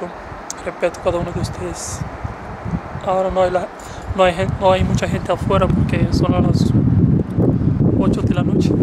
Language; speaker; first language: Spanish; non-native, learner; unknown